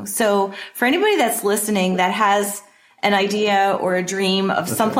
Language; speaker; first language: English; native; English